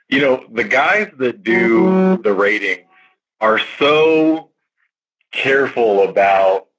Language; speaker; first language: English; native; English